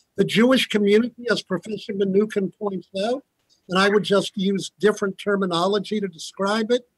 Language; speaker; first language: English; native; English